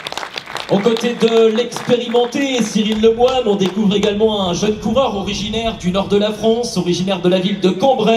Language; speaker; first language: French; native; French